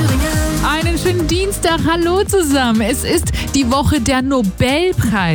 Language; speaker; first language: German; native; German